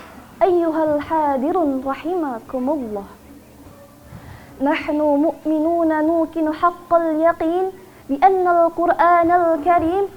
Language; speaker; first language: Arabic; non-native, learner; Indonesian